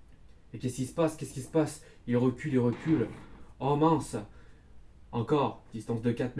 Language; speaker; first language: French; native; French